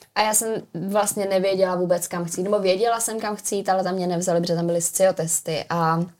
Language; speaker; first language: Czech; native; Czech